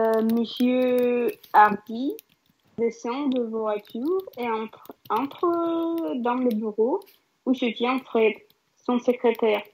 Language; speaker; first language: French; non-native, learner; Russian